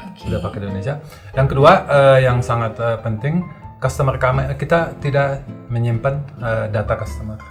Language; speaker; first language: Indonesian; non-native, fluent; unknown